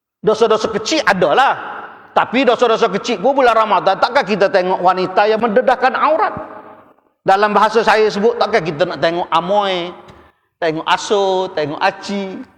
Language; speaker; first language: Malay; native; Malay